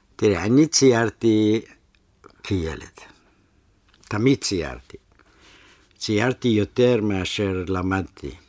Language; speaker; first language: Hebrew; early bilingual, other home language; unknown